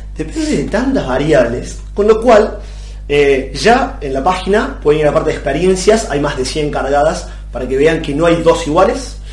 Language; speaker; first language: Spanish; native; Spanish